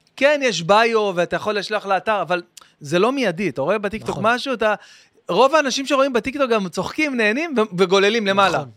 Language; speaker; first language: Hebrew; native; Hebrew